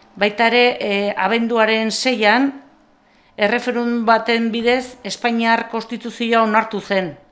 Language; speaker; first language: Basque; non-native, local second language; Spanish